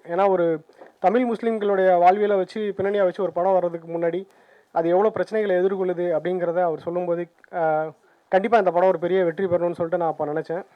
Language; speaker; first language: Tamil; native; Tamil